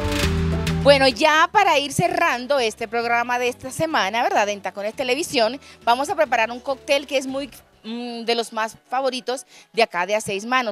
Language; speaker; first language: Spanish; native; Spanish